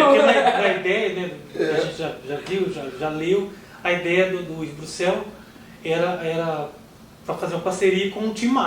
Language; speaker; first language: Portuguese; native; Portuguese